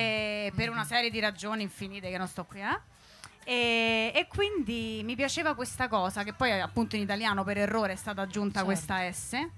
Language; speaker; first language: Italian; native; Italian